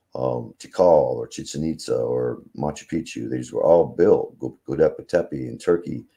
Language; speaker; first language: English; native; English